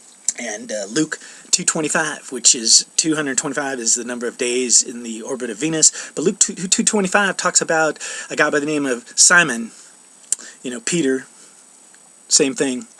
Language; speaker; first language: English; native; English